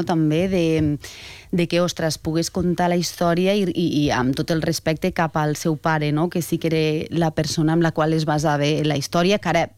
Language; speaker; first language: Catalan; native; Catalan